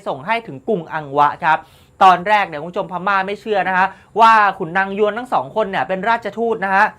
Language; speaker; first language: Thai; native; Thai